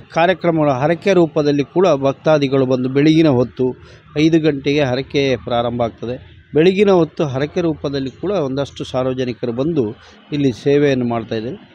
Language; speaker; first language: Kannada; native; Kannada